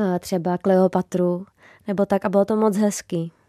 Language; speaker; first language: Czech; native; Czech